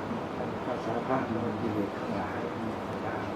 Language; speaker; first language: Thai; native; Thai